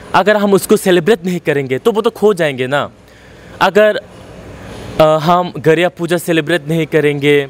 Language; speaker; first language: Hindi; non-native, local second language; Kok Borok